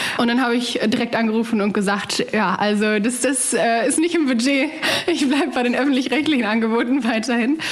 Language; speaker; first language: German; early bilingual, other home language; Arabic